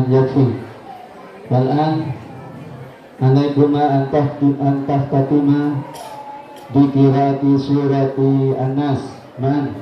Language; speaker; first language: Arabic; non-native, learner; Indonesian